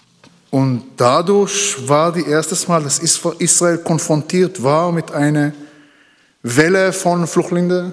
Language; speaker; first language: German; non-native, learner; Hebrew